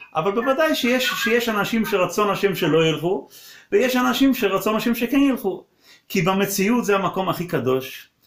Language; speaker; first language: Hebrew; non-native, local second language; Yiddish